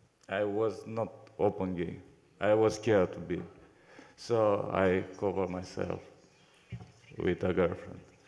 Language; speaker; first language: English; non-native, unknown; Romanian